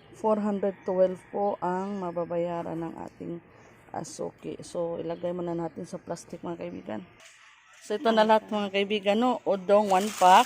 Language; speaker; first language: Filipino; non-native, local second language; Cebuano